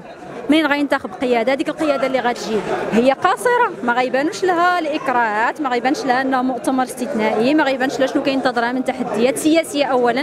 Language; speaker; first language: Arabic; native; Arabic